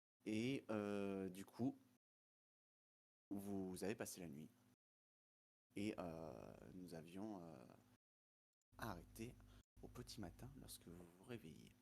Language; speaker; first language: French; native; French